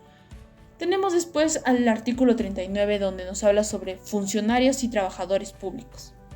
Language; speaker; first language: Spanish; native; Spanish